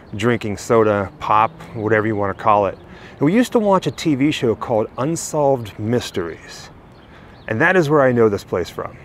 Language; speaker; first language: English; native; English